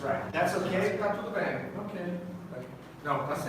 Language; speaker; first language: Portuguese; non-native, fluent; English